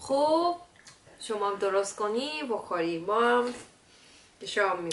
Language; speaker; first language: Persian; non-native, learner; Korean